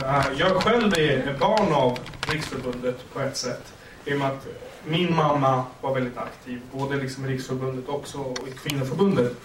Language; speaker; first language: Swedish; early bilingual, other home language; Kurdish